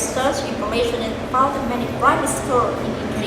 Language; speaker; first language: English; non-native, learner; Vietnamese